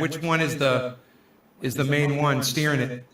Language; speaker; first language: English; native; English